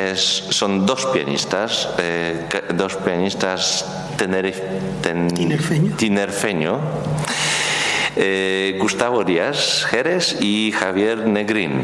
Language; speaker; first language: Spanish; non-native, learner; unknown